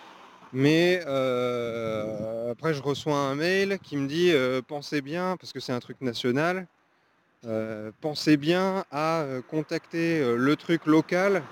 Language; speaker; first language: French; native; French